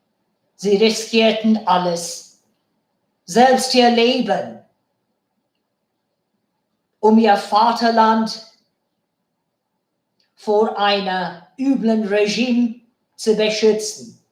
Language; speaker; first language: German; non-native, fluent; Bangla